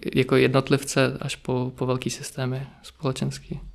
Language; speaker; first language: Czech; early bilingual, other home language; Ukrainian